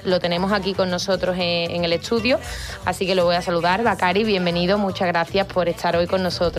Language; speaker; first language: Spanish; native; Spanish